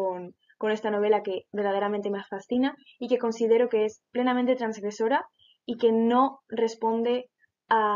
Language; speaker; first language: Spanish; native; Spanish